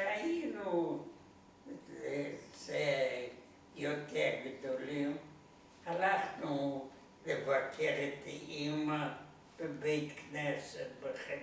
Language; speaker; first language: Hebrew; non-native, learner; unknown